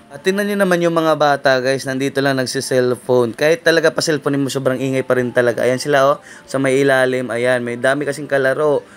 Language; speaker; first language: Filipino; non-native, local second language; Cebuano